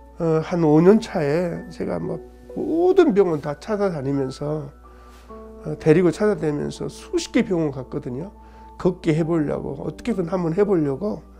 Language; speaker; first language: Korean; native; Korean